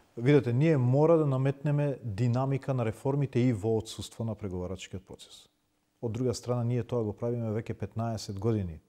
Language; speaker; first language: Macedonian; non-native, local second language; Albanian